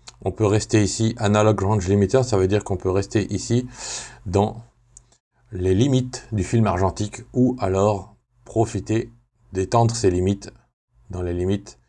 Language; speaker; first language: French; native; French